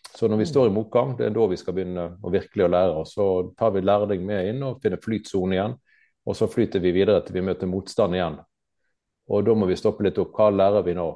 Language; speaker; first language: Norwegian; native; Norwegian